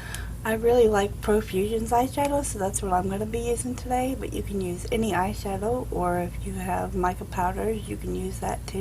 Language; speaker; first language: English; native; English